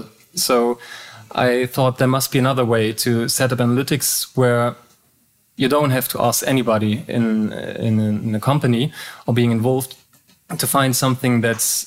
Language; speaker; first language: English; non-native, fluent; German